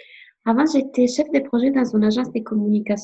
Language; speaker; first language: French; non-native, fluent; Italian